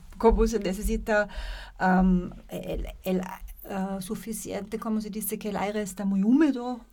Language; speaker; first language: Spanish; non-native, fluent; German